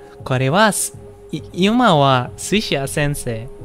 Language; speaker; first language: Japanese; non-native, learner; Indonesian